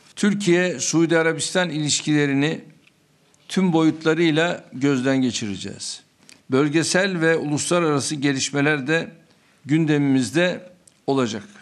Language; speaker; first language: Turkish; native; Turkish